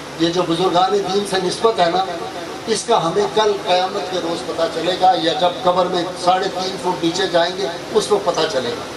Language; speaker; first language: Urdu; non-native, local second language; Punjabi